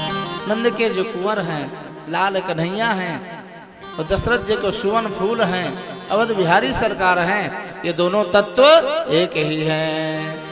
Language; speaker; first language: Hindi; native; Hindi